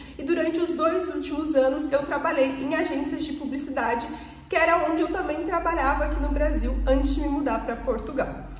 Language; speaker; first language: Portuguese; native; Portuguese